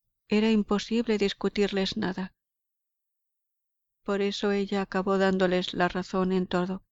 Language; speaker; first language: Spanish; native; Spanish